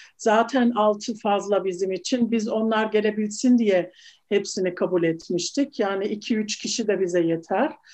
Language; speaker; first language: Turkish; early bilingual, heritage; Turkish